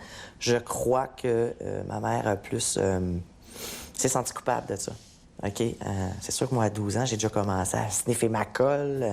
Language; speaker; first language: French; native; French